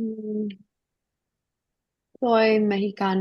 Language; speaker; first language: Spanish; non-native, learner; English